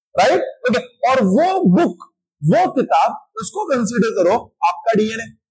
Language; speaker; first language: Hindi; non-native, local second language; Marathi